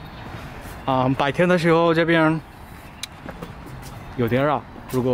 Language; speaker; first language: Chinese; non-native, learner; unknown